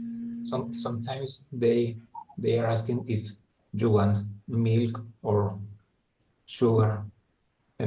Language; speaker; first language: English; non-native, learner; Spanish